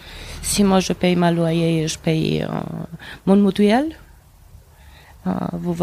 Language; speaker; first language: French; non-native, fluent; Romanian